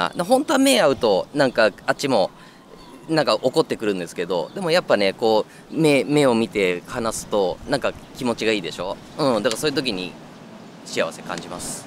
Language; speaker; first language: Japanese; native; Japanese